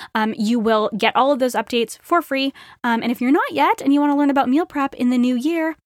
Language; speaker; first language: English; native; English